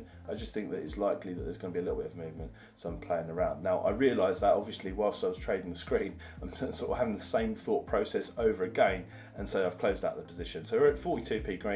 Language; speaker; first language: English; native; English